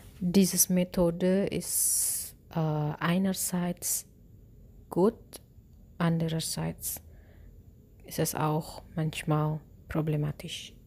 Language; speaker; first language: German; non-native, learner; Indonesian